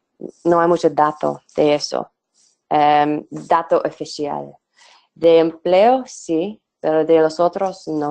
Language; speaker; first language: Spanish; non-native, fluent; English